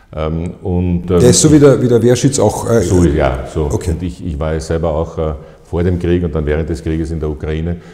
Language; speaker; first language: German; native; German